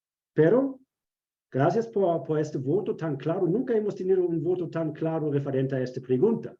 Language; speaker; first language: Spanish; non-native, fluent; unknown